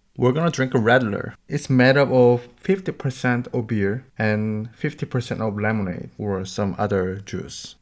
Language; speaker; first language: English; non-native, learner; Korean